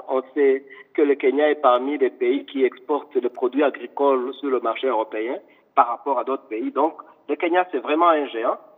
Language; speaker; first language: French; non-native, local second language; Kinyarwanda